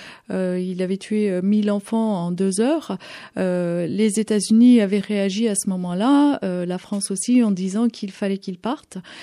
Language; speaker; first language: French; native; French